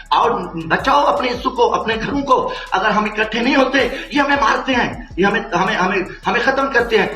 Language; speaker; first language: Urdu; non-native, local second language; Saraiki